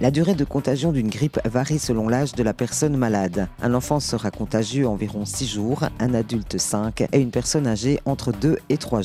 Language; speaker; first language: French; native; French